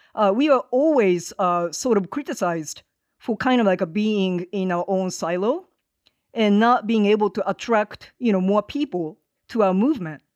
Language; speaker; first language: English; non-native, fluent; Japanese